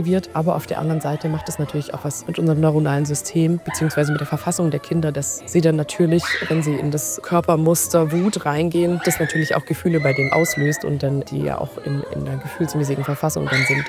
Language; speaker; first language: German; native; German